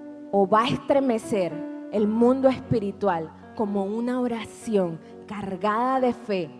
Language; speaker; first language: Spanish; native; Spanish